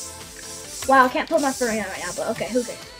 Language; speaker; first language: English; native; English